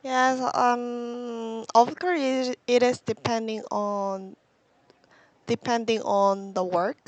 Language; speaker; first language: English; non-native, learner; Korean